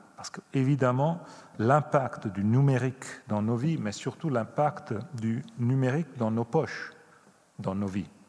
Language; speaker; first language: French; non-native, fluent; Italian